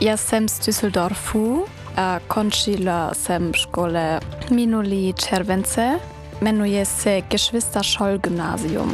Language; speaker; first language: Czech; non-native, learner; German